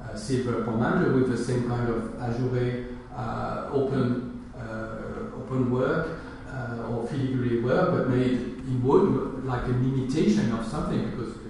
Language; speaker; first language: English; non-native, fluent; French